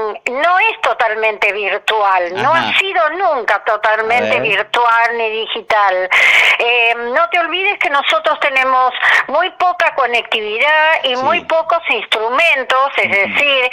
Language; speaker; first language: Spanish; native; Spanish